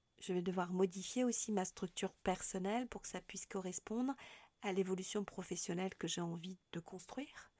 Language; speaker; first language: French; native; French